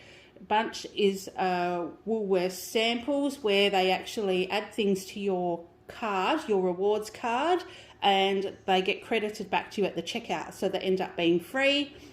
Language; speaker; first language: English; native; English